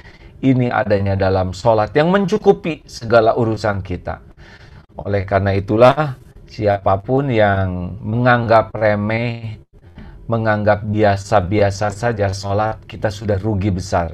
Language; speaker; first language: Indonesian; native; Indonesian